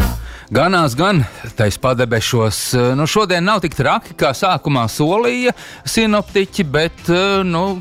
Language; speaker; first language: Latvian; native; Latvian